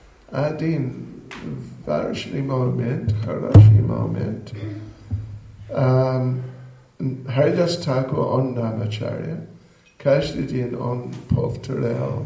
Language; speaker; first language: Russian; non-native, learner; English